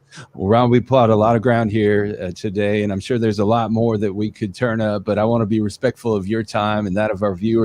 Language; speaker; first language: English; native; English